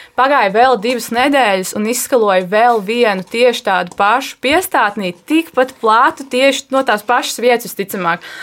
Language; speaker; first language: Latvian; native; Latvian